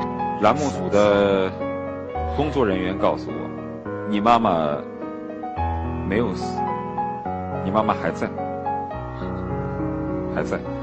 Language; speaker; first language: Chinese; native; Chinese